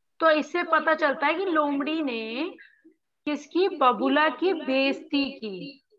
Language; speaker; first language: Hindi; native; Hindi